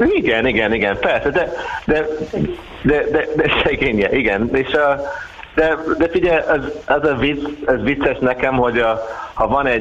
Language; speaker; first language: Hungarian; non-native, learner; English